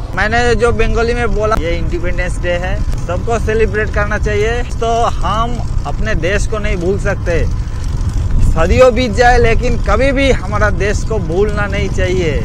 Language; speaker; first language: Hindi; non-native, local second language; Bangla